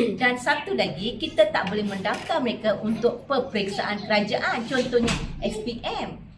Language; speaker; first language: Malay; non-native, local second language; Tamil